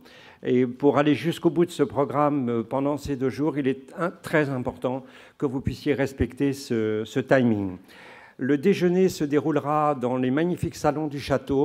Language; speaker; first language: French; native; French